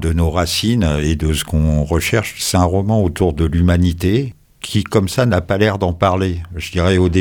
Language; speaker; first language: French; native; French